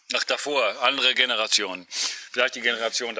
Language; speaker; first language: German; native; German